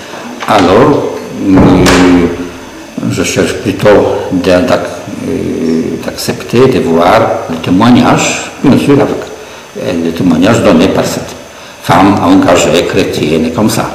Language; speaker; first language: French; non-native, fluent; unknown